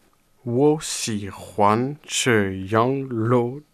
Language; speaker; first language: Chinese; non-native, learner; French